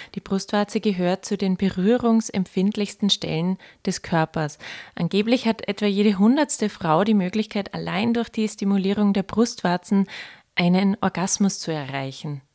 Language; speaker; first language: German; native; German